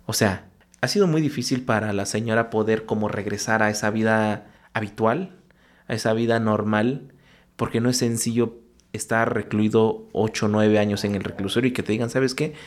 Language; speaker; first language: Spanish; non-native, local second language; Mixtepec Mixtec